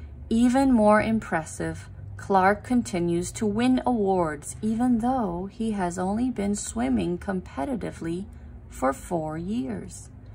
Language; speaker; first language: English; non-native, fluent; Thai